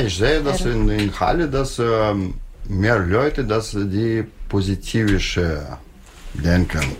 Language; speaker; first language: German; non-native, learner; Russian